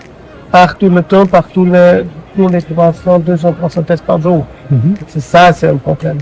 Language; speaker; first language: French; non-native, learner; German